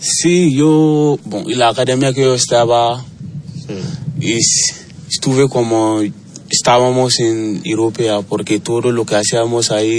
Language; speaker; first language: Spanish; non-native, learner; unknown